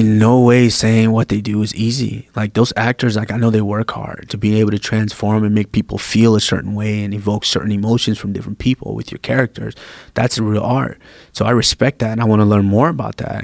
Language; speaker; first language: English; early bilingual, other home language; Yoruba